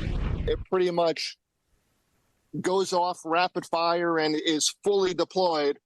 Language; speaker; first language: English; native; English